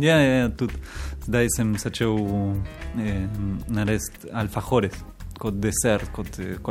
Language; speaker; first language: Slovenian; non-native, learner; Spanish